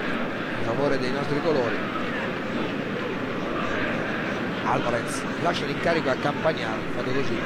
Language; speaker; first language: Italian; native; Italian